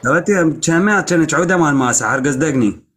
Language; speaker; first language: Arabic; native; Arabic